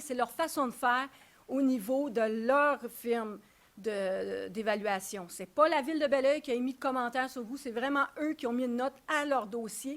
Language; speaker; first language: French; native; French